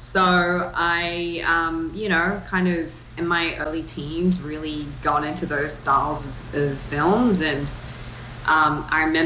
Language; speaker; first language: English; non-native, local second language; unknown